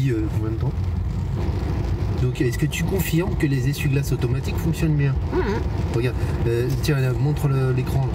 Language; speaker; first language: French; native; French